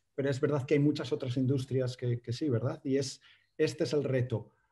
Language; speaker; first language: Spanish; native; Spanish